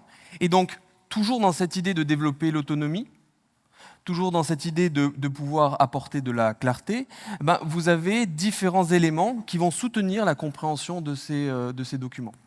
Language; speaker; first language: French; native; French